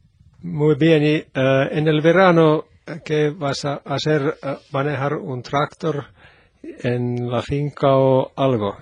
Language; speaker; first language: Spanish; non-native, learner; Finnish